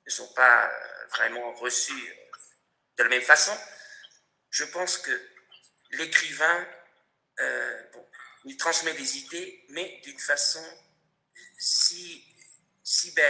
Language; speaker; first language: French; non-native, fluent; Spanish